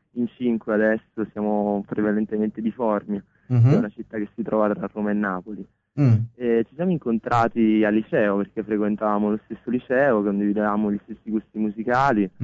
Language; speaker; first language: Italian; native; Italian